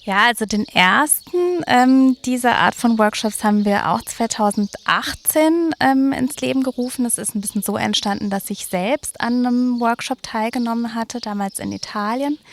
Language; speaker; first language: German; native; German